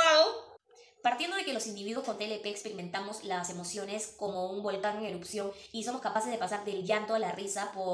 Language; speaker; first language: Spanish; native; Spanish